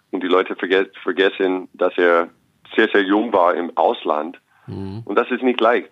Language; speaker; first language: German; non-native, fluent; English